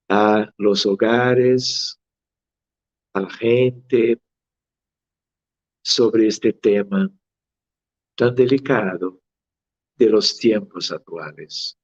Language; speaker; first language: Spanish; non-native, fluent; Portuguese